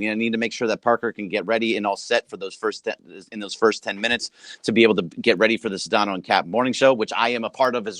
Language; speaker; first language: English; native; English